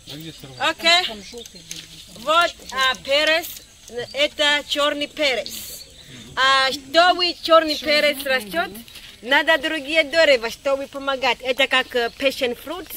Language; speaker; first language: Russian; non-native, learner; Swahili